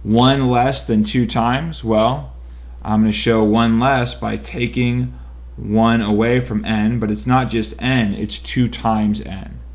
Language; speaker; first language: English; native; English